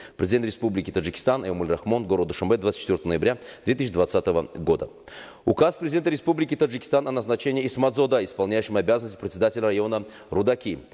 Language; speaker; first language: Russian; non-native, local second language; Tajik